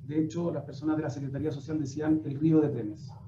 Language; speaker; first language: Spanish; native; Spanish